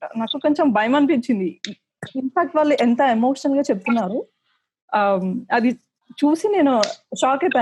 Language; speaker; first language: Telugu; early bilingual, heritage; Telugu